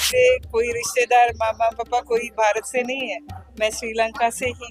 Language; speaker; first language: Hindi; non-native, fluent; Sinhala